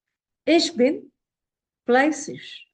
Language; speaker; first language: German; non-native, fluent; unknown